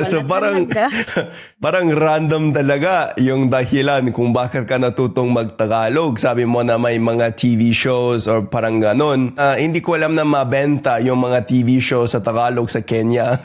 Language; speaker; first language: Filipino; non-native, fluent; English